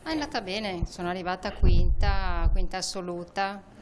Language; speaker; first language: Italian; native; Italian